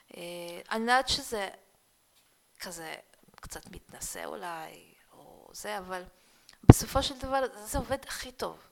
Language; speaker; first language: Hebrew; early bilingual, other home language; Russian